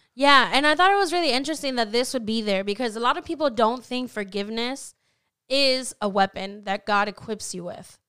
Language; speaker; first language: English; native; English